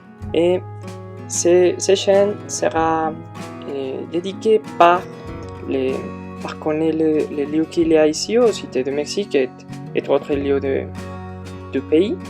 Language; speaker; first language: French; non-native, learner; Spanish